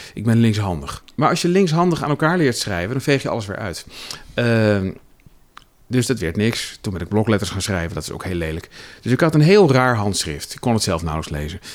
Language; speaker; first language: Dutch; native; Dutch